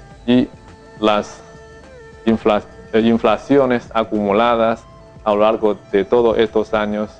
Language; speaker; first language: Spanish; non-native, fluent; Chinese